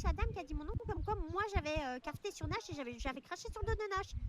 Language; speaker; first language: French; native; French